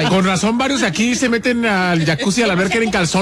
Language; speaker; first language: Spanish; native; Spanish